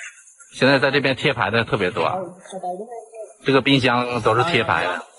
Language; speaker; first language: Chinese; native; Chinese